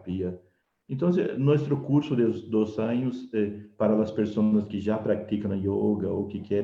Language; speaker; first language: Spanish; non-native, fluent; Portuguese